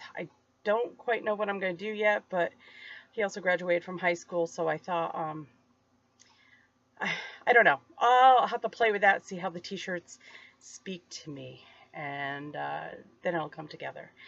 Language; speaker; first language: English; native; English